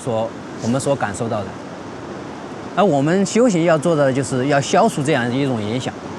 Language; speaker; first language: Chinese; native; Chinese